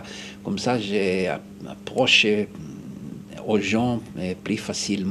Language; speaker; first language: French; non-native, fluent; Hebrew